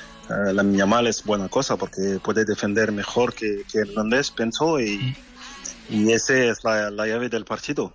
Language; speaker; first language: Spanish; non-native, fluent; French